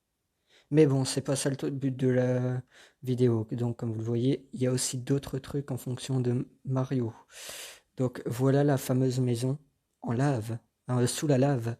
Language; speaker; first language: French; native; French